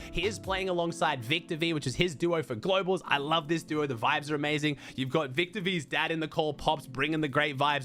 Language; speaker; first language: English; native; English